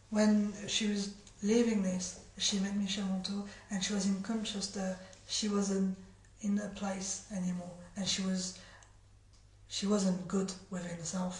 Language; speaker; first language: English; non-native, fluent; French